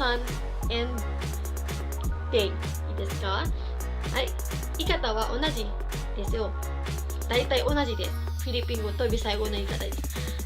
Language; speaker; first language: Japanese; non-native, fluent; Cebuano